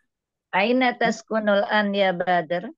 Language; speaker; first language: Arabic; non-native, learner; Indonesian